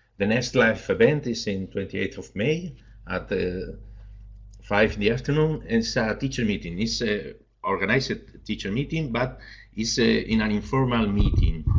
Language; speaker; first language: English; non-native, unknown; Spanish